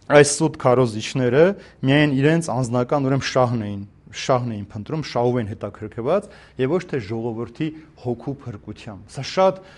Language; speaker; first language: Armenian; native; Armenian